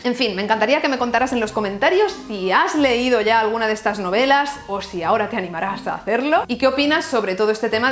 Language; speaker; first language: Spanish; native; Spanish